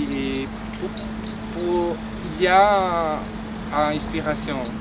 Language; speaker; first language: French; non-native, learner; Portuguese